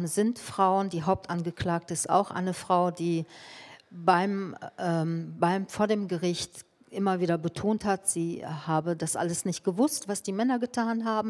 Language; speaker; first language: German; early bilingual, other home language; Turkish